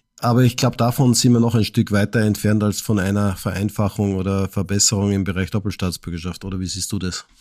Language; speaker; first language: German; native; German